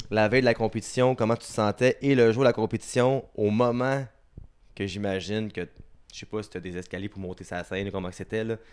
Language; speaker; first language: French; native; French